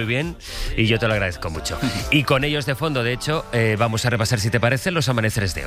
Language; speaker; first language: Spanish; native; Spanish